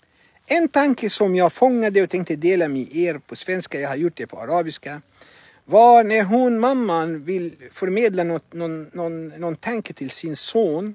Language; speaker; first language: Swedish; non-native, fluent; Arabic